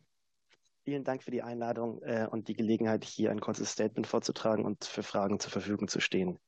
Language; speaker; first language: German; native; German